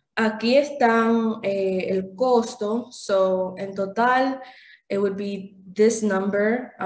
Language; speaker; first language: English; early bilingual, other home language; Spanish